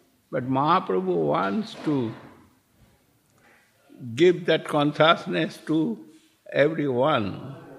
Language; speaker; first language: English; non-native, local second language; Bangla